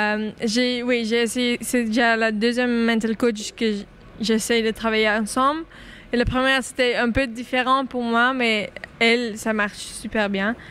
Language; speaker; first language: French; non-native, local second language; Dutch